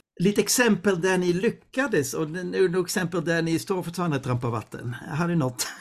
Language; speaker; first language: Swedish; non-native, fluent; Dutch